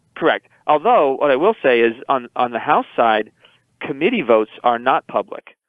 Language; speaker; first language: English; native; English